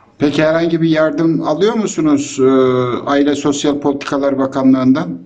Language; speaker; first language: Turkish; native; Turkish